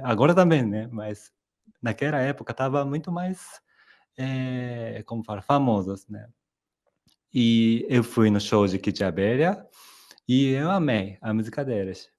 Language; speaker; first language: Portuguese; non-native, fluent; Japanese